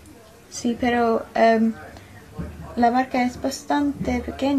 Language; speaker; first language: Spanish; non-native, learner; English